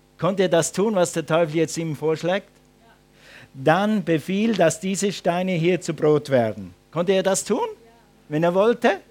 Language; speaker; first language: German; non-native, fluent; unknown